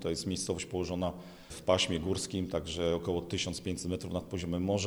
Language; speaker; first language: Polish; native; Polish